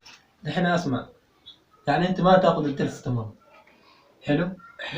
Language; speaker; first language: Arabic; native; Arabic